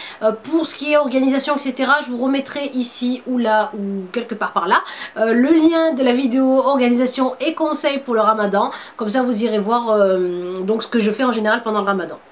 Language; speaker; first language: French; native; French